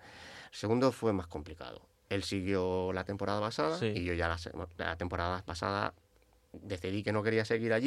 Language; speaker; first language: Spanish; native; Spanish